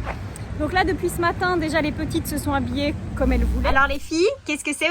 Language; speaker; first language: French; native; French